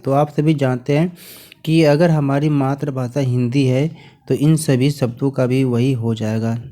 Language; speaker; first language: Hindi; native; Hindi